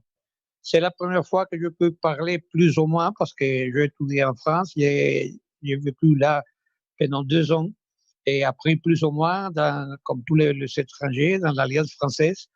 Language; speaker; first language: French; non-native, fluent; Spanish